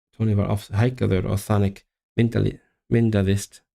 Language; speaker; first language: Icelandic; non-native, learner; Chinese